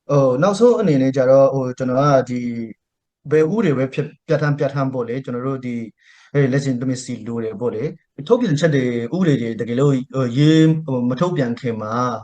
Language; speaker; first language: Burmese; non-native, local second language; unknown